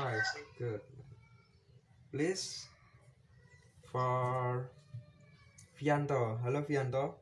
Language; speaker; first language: English; non-native, learner; Indonesian